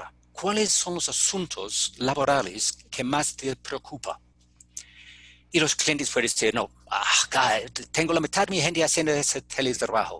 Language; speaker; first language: Spanish; non-native, fluent; English